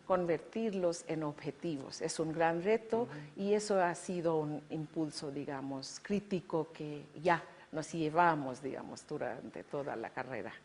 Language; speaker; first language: Spanish; non-native, fluent; Bangla